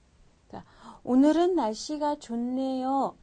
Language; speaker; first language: Korean; non-native, fluent; Mongolian